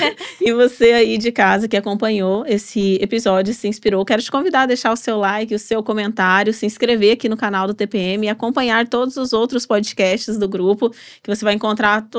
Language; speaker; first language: Portuguese; native; Portuguese